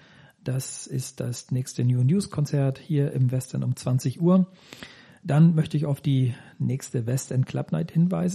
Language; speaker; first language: German; native; German